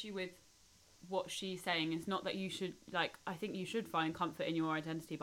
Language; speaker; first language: English; native; English